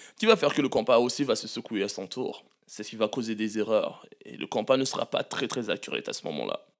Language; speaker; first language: French; non-native, local second language; Malagasy